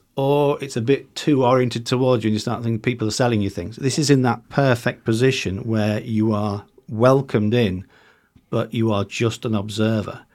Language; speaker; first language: English; native; English